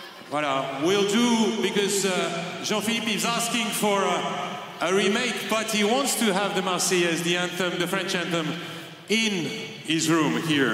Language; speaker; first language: English; non-native, fluent; French